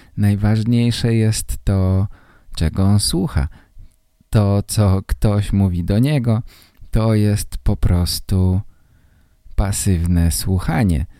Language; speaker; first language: Polish; native; Polish